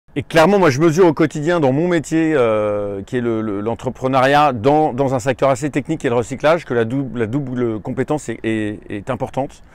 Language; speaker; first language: French; native; French